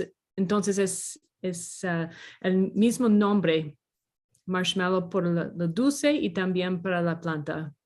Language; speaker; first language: Spanish; non-native, learner; English